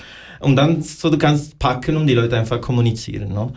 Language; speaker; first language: German; non-native, learner; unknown